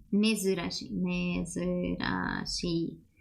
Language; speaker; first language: Japanese; non-native, learner; English